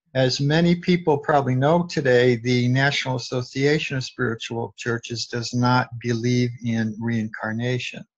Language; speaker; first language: English; native; English